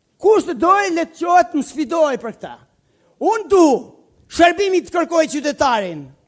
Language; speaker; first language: Albanian; native; Albanian